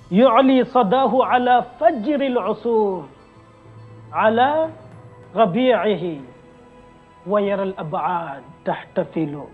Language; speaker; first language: Arabic; non-native, fluent; Wolof